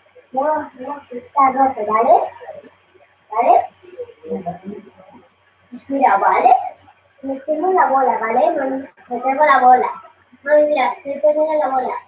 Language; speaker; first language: Spanish; early bilingual, other home language; Filipino